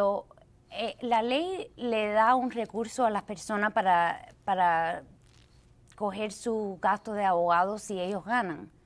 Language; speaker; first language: Spanish; early bilingual, heritage; Spanish